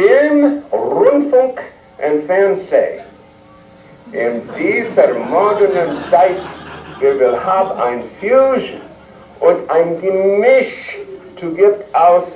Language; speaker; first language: German; non-native, learner; English